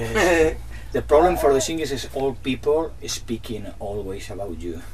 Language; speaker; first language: English; non-native, learner; Spanish